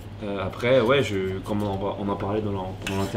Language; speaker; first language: French; native; French